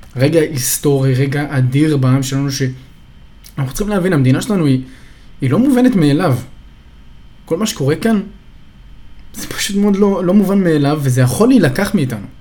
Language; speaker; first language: Hebrew; native; Hebrew